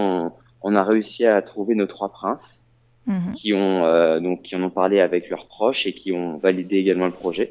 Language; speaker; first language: French; native; French